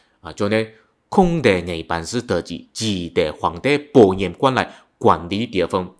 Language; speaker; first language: Vietnamese; non-native, fluent; Chinese